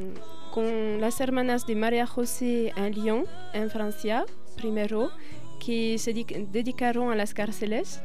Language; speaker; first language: Spanish; non-native, fluent; French